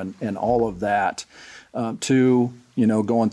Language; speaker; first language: English; native; English